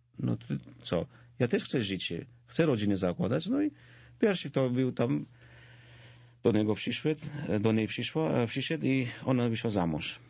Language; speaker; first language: Polish; non-native, fluent; Georgian